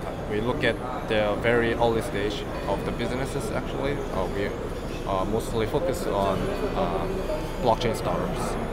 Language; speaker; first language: English; non-native, fluent; Korean